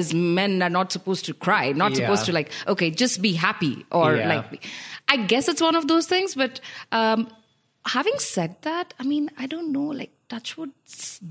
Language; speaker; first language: English; non-native, local second language; Telugu